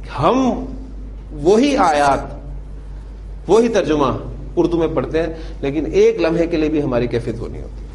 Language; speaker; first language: Urdu; native; Urdu